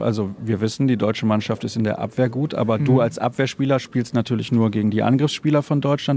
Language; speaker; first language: German; native; German